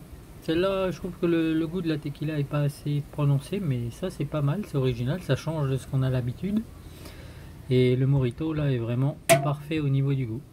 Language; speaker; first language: French; native; French